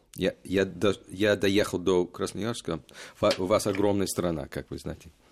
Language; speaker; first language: Russian; non-native, fluent; English